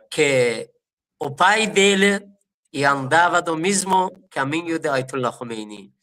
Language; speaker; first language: Portuguese; non-native, fluent; Persian